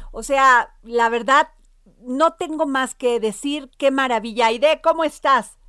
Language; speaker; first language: Spanish; native; Spanish